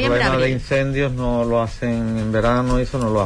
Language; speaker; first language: Spanish; native; Spanish